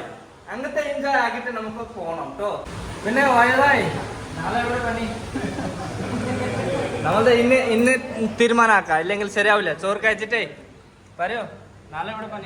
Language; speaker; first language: Malayalam; non-native, learner; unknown